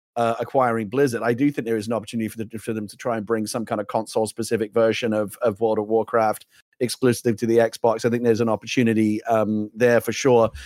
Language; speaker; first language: English; native; English